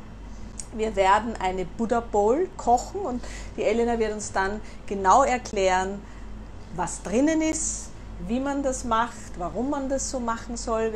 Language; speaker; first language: German; native; German